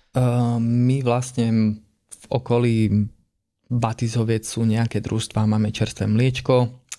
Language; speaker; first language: Slovak; native; Slovak